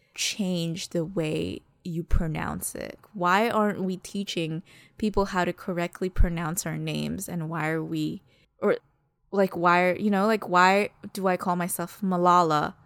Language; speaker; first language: English; early bilingual, other home language; Malagasy